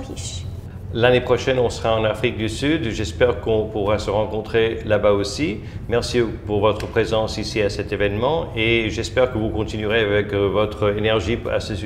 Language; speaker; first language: French; non-native, fluent; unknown